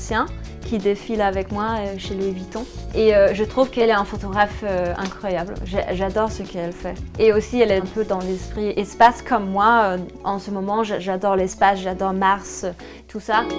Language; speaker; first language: French; non-native, fluent; Danish